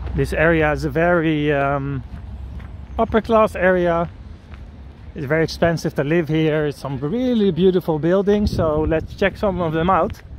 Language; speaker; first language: English; non-native, fluent; Dutch